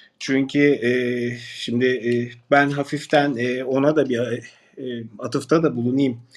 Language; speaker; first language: Turkish; native; Turkish